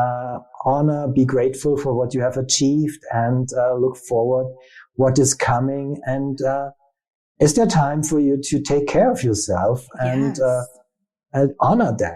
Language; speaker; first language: English; non-native, fluent; German